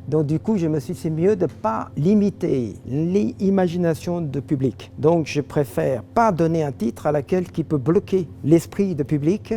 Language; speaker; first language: French; non-native, fluent; Chinese